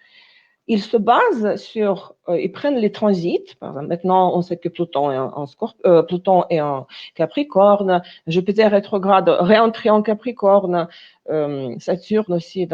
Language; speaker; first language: French; non-native, fluent; Russian